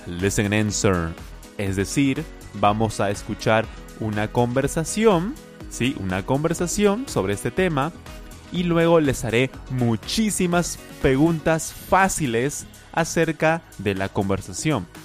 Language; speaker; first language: Spanish; native; Spanish